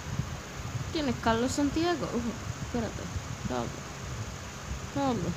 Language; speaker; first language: Spanish; early bilingual, heritage; English